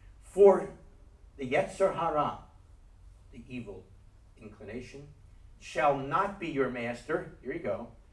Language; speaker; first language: English; native; English